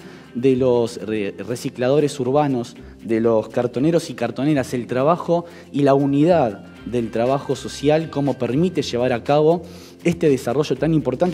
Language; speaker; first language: Spanish; native; Spanish